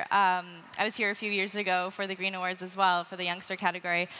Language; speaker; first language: English; native; English